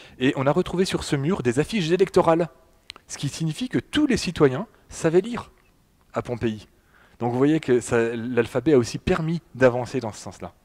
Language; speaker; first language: French; native; French